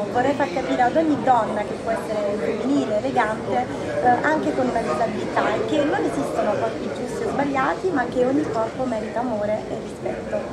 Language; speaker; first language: Italian; native; Italian